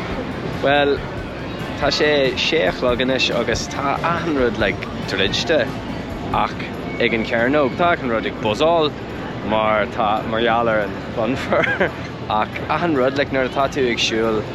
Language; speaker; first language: Irish; non-native, local second language; English